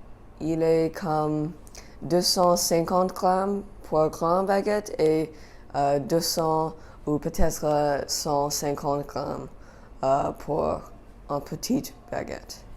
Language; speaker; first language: French; non-native, learner; English